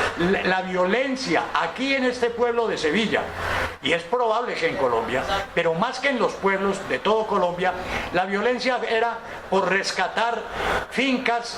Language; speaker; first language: Spanish; native; Spanish